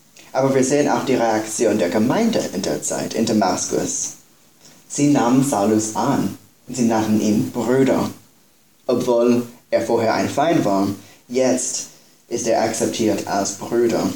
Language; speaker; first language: German; non-native, fluent; English